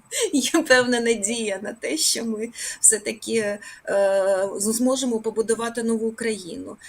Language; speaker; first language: Ukrainian; native; Ukrainian